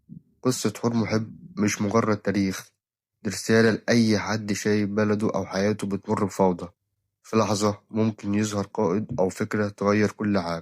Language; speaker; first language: Arabic; native; Arabic